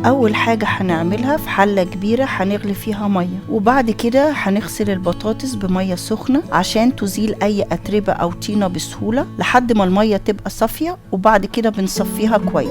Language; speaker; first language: Arabic; native; Arabic